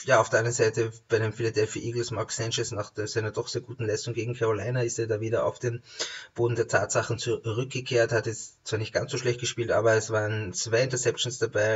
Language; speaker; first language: German; native; German